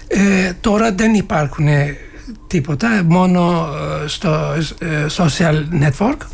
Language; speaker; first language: Greek; non-native, fluent; Turkish